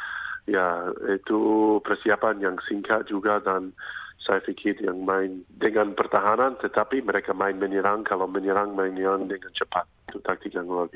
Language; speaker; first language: Indonesian; non-native, fluent; English